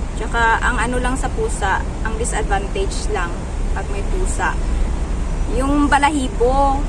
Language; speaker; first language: Filipino; native; Filipino